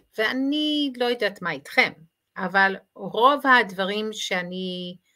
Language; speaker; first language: Hebrew; native; Hebrew